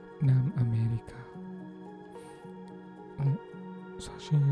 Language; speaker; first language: Korean; non-native, learner; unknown